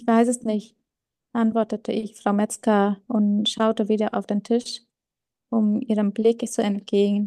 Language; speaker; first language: German; early bilingual, other home language; Vietnamese